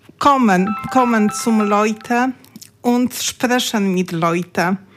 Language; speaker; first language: German; non-native, learner; Polish